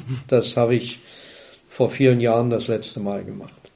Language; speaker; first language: German; native; German